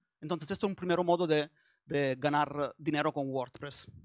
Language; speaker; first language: Spanish; non-native, learner; Italian